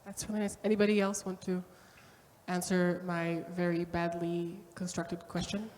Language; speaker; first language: English; non-native, fluent; Slovak